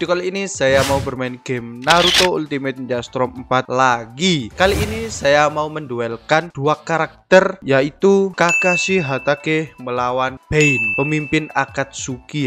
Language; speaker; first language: Indonesian; native; Indonesian